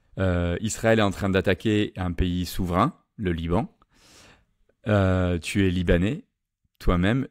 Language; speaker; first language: French; native; French